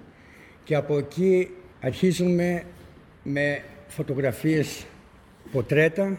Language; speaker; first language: Greek; early bilingual, other home language; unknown